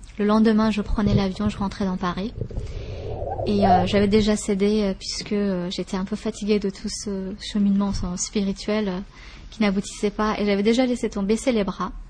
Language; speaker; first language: French; early bilingual, other home language; Persian